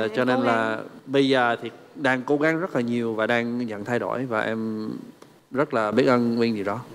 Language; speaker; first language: Vietnamese; non-native, fluent; English